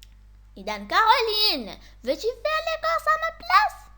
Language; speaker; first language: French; non-native, local second language; Arabic